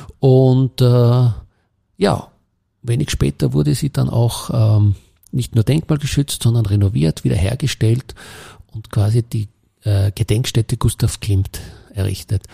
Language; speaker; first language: German; native; German